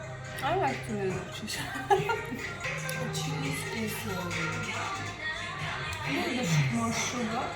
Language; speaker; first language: English; non-native, learner; Russian